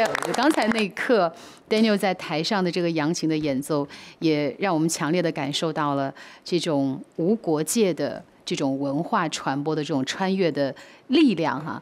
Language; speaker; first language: Chinese; native; Chinese